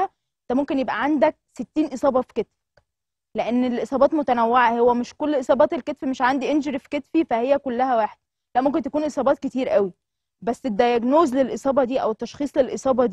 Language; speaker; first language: Arabic; native; Arabic